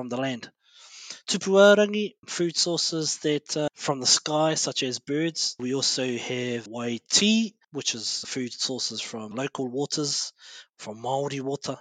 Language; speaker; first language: English; native; English